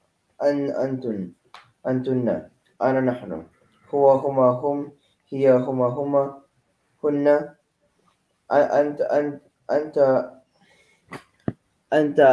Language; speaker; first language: Arabic; non-native, learner; Filipino